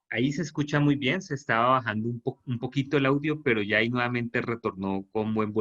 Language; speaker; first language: Spanish; native; Spanish